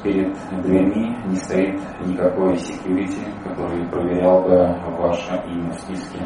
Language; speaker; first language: Russian; native; Russian